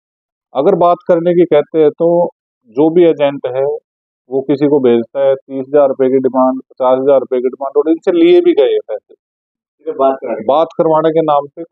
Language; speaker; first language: Hindi; native; Hindi